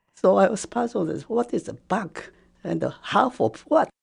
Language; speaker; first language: English; non-native, fluent; Japanese